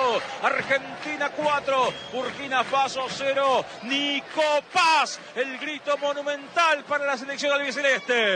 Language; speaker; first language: Spanish; native; Spanish